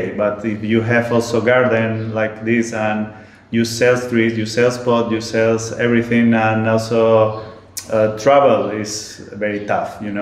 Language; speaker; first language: English; non-native, learner; Spanish